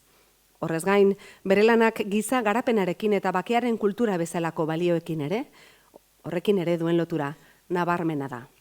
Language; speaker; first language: Basque; native; Basque